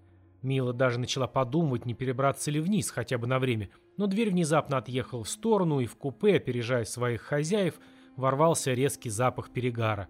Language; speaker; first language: Russian; native; Russian